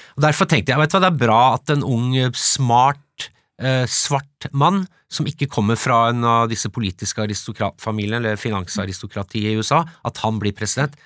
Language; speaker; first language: Norwegian; early bilingual, other home language; English